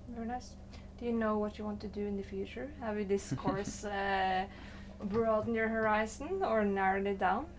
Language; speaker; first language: English; non-native, fluent; Norwegian